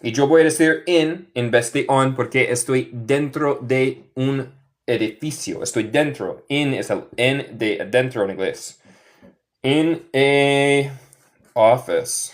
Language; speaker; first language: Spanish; non-native, fluent; English